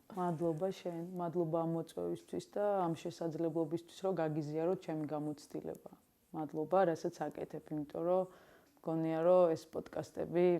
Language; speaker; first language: Georgian; non-native, local second language; Armenian